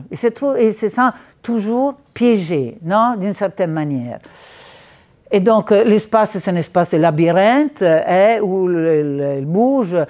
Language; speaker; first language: French; non-native, fluent; Italian